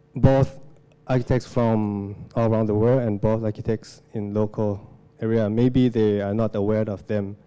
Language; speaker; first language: English; non-native, fluent; Lao